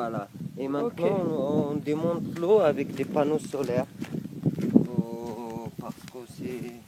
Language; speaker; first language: French; non-native, local second language; Arabic